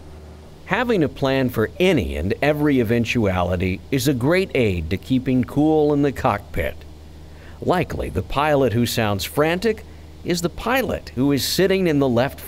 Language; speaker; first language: English; native; English